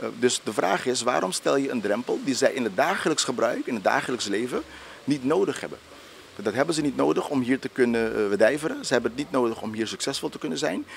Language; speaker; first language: Dutch; non-native, local second language; Papiamento